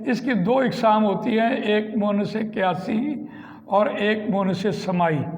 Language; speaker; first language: Urdu; non-native, local second language; Punjabi